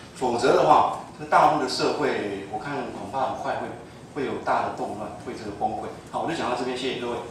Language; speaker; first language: Chinese; native; Chinese